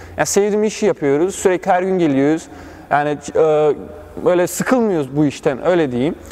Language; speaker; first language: Turkish; early bilingual, other home language; Bosnian